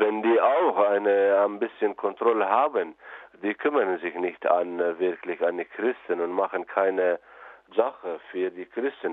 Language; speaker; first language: German; non-native, fluent; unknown